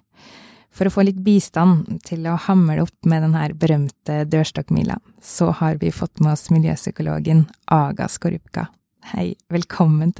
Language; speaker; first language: Norwegian; native; Norwegian